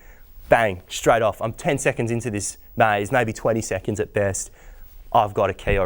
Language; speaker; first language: English; native; English